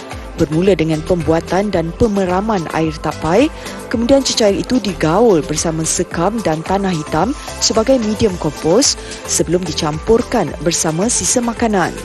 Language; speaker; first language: Malay; native; Malay